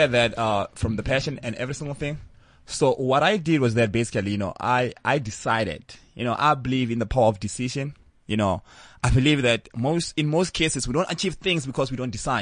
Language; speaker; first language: English; non-native, local second language; Northern Sotho